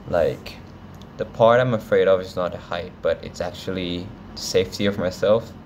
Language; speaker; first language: English; non-native, fluent; Thai